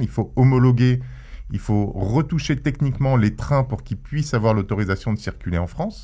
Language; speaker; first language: French; native; French